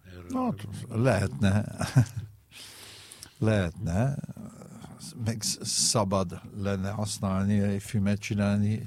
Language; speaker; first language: Hungarian; non-native, fluent; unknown